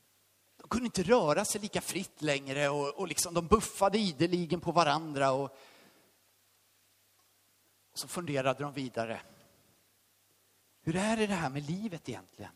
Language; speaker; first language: Swedish; native; Swedish